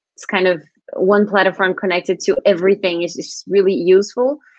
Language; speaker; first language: English; non-native, fluent; Portuguese